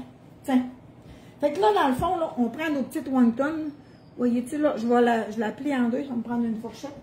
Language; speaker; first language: French; native; French